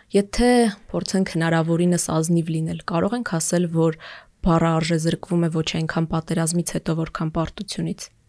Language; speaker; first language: Armenian; native; Armenian